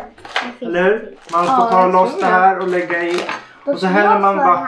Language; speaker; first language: Swedish; native; Swedish